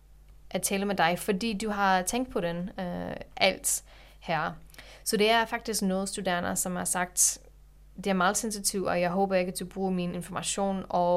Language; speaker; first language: Danish; non-native, fluent; English